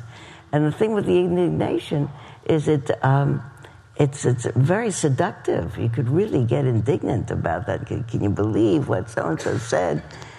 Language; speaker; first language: English; native; English